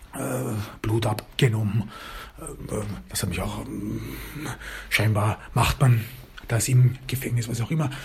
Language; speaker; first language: German; early bilingual, other home language; Turkish